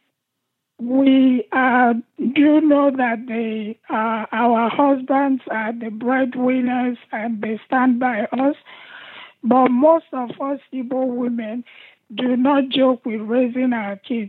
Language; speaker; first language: English; non-native, local second language; Igbo